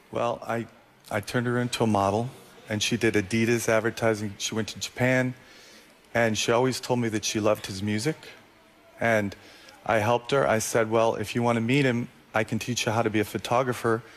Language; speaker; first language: English; native; English